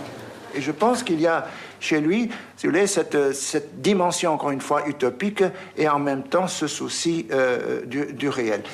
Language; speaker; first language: French; native; French